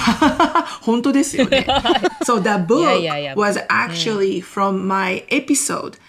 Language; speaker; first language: English; non-native, fluent; Japanese